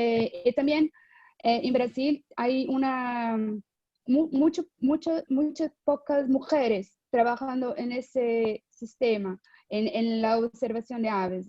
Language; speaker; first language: Spanish; non-native, fluent; Portuguese